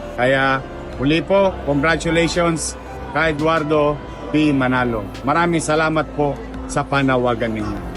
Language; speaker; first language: Filipino; native; Filipino